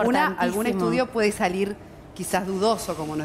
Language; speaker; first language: Spanish; native; Spanish